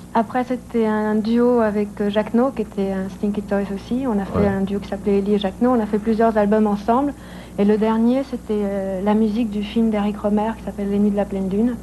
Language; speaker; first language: French; non-native, fluent; Spanish